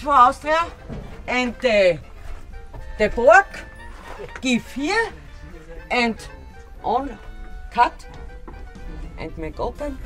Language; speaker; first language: English; non-native, learner; German